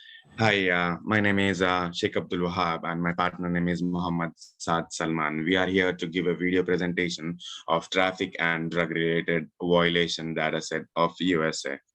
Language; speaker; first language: English; non-native, local second language; Urdu